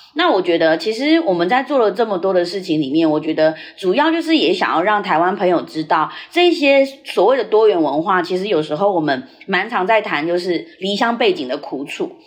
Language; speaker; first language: Chinese; early bilingual, heritage; Chinese